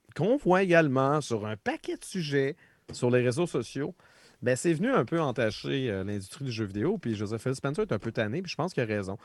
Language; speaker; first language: French; native; French